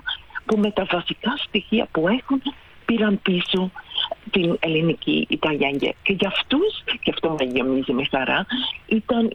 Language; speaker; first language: Greek; non-native, fluent; Dutch